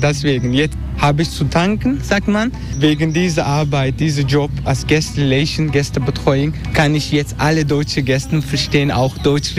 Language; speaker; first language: German; non-native, learner; Turkish